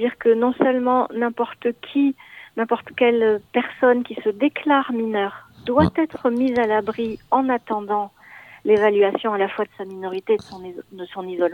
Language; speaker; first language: French; native; French